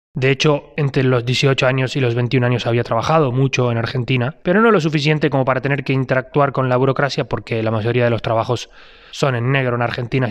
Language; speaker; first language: Spanish; native; Spanish